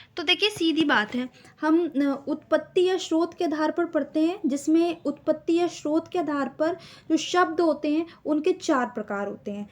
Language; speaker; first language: Hindi; native; Hindi